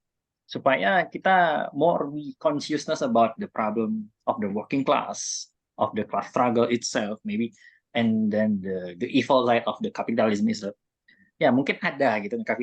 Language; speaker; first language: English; non-native, learner; Indonesian